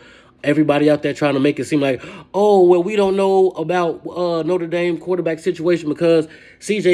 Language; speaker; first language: English; native; English